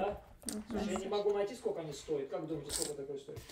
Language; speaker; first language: Russian; native; Russian